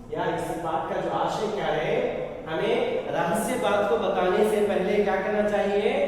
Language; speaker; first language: Hindi; non-native, local second language; Kannada